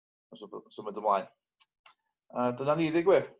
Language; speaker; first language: Welsh; native; Welsh